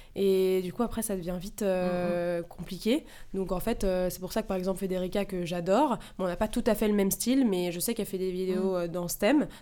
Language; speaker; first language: French; native; French